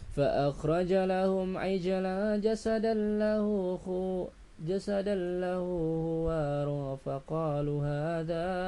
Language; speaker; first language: Arabic; non-native, fluent; Indonesian